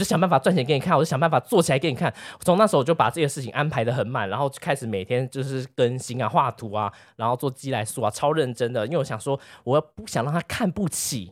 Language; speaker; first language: Chinese; native; Chinese